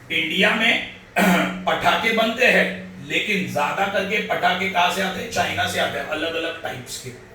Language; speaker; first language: Hindi; non-native, local second language; Marathi